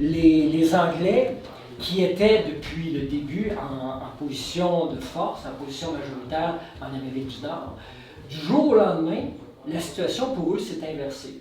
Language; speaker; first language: French; native; French